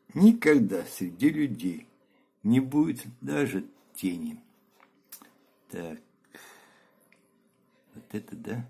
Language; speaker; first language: Russian; native; Russian